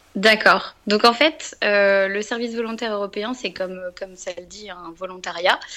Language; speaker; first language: French; native; French